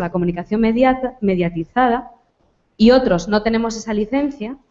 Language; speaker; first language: Spanish; non-native, local second language; Galician